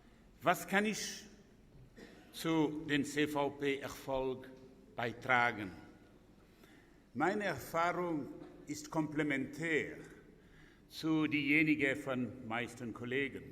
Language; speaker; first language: German; non-native, local second language; French